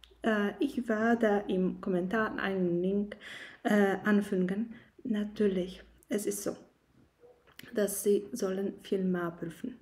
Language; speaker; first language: German; non-native, fluent; Polish